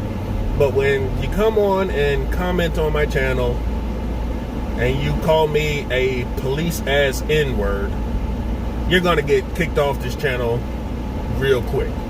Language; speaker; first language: English; native; English